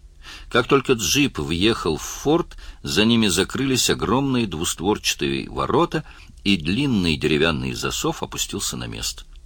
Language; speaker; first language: Russian; native; Russian